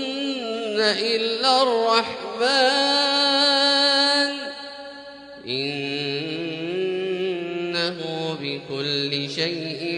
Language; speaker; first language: Arabic; native; Arabic